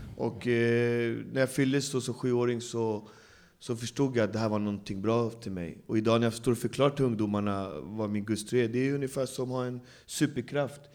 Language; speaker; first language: Swedish; native; Swedish